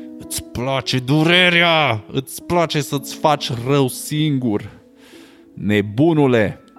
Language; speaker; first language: Romanian; native; Romanian